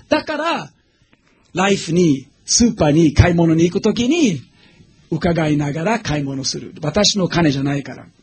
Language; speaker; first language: Japanese; non-native, fluent; English